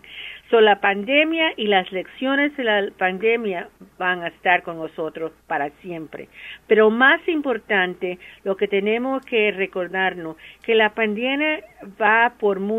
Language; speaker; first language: Spanish; early bilingual, heritage; English